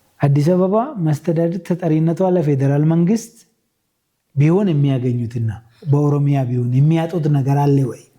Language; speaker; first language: Amharic; non-native, local second language; Oromo